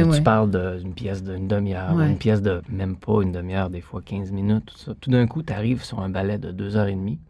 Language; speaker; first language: French; native; French